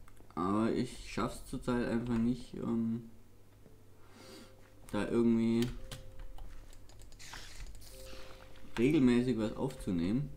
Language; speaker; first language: German; native; German